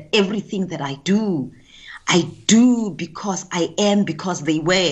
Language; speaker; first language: English; non-native, local second language; Tswana